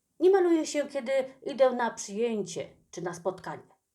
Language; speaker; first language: Polish; native; Polish